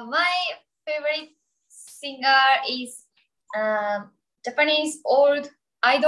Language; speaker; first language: English; non-native, learner; Japanese